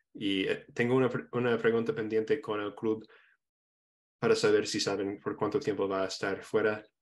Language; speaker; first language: Spanish; non-native, fluent; English